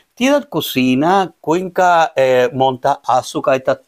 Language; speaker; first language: Finnish; non-native, fluent; Spanish